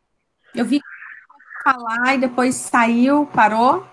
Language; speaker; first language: Portuguese; native; Portuguese